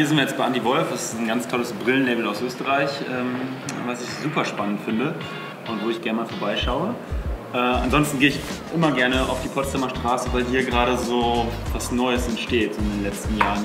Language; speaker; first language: German; native; German